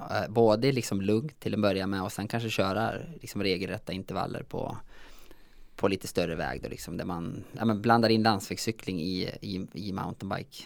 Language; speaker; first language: Swedish; native; Swedish